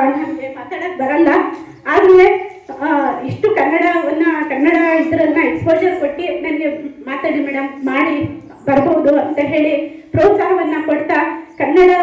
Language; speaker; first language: Kannada; non-native, local second language; Urdu